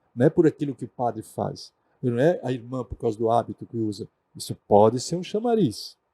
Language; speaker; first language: Portuguese; non-native, local second language; German